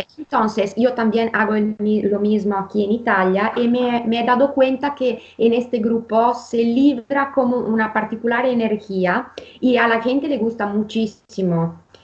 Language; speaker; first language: Spanish; non-native, fluent; Italian